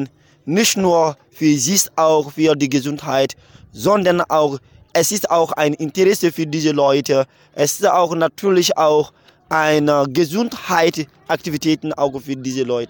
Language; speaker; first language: German; non-native, learner; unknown